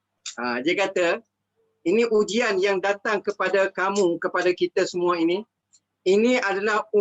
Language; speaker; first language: Malay; native; Malay